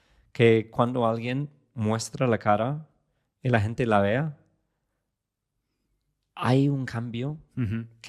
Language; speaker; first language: Spanish; non-native, fluent; English